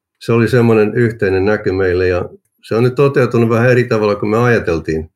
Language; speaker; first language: Finnish; native; Finnish